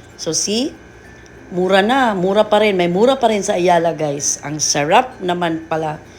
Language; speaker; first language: Filipino; non-native, local second language; Cebuano